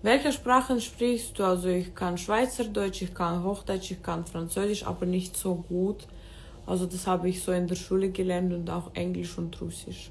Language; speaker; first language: German; early bilingual, other home language; Russian